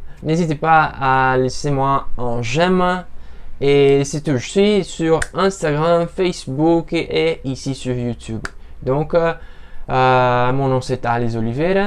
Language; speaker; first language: French; non-native, learner; Portuguese